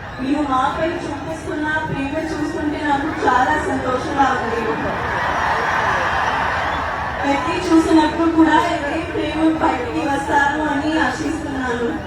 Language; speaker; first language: Telugu; non-native, learner; Hindi